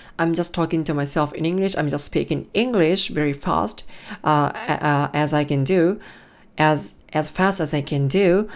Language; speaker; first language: English; non-native, learner; Japanese